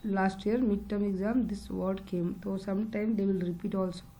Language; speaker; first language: English; non-native, local second language; Hindi